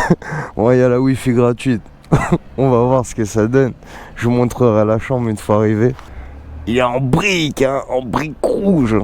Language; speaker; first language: French; native; French